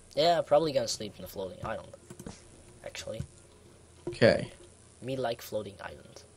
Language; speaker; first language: English; non-native, fluent; Dutch